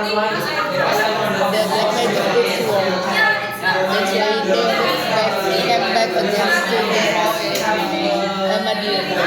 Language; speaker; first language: English; non-native, learner; Indonesian